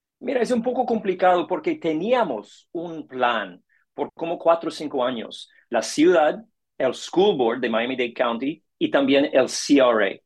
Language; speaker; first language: Spanish; non-native, learner; English